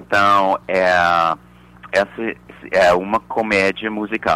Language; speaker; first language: Portuguese; non-native, fluent; English